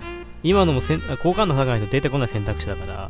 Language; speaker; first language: Japanese; native; Japanese